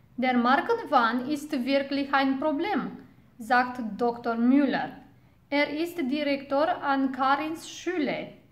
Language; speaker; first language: German; non-native, fluent; Romanian